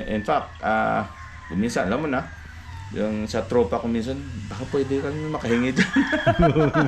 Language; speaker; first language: Filipino; non-native, local second language; Hiligaynon